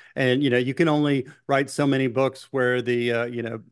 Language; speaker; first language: English; native; English